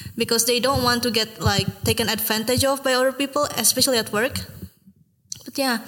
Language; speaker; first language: English; non-native, fluent; Indonesian